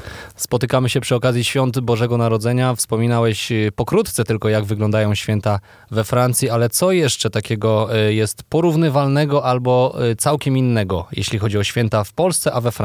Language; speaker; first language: Polish; native; Polish